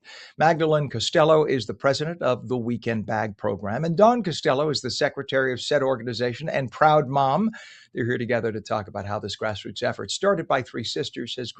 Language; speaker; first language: English; native; English